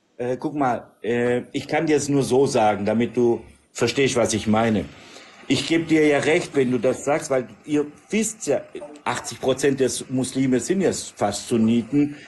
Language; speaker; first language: German; early bilingual, other home language; Turkish